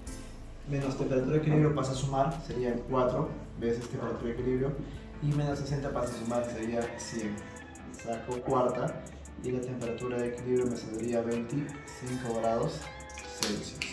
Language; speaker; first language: Spanish; native; Spanish